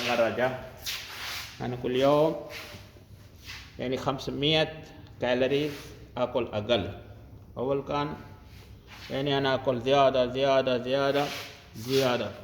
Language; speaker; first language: Arabic; non-native, learner; Urdu